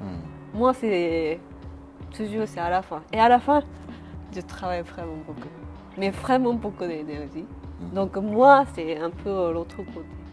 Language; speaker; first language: French; non-native, learner; Japanese